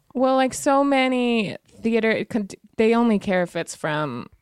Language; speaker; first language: English; native; English